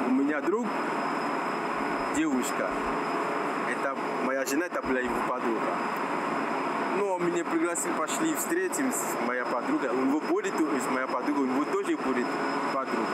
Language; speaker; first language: Russian; non-native, learner; French